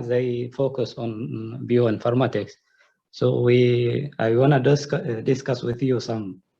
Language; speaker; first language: English; non-native, learner; Arabic